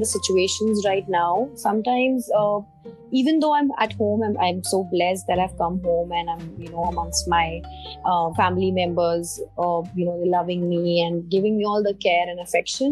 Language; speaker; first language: English; non-native, local second language; Hindi